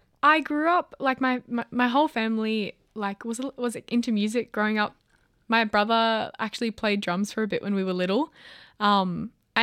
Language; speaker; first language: English; native; English